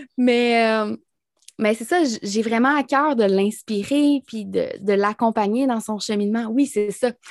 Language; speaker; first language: French; native; French